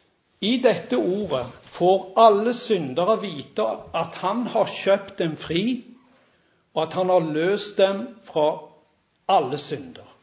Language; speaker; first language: Norwegian; native; Norwegian